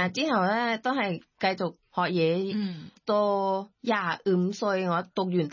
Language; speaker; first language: Cantonese; non-native, learner; Thai